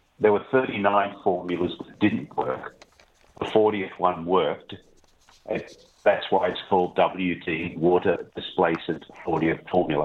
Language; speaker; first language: English; native; English